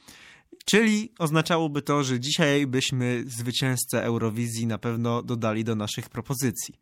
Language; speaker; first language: Polish; native; Polish